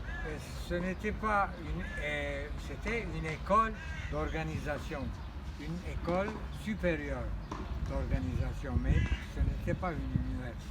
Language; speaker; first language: French; non-native, fluent; Turkish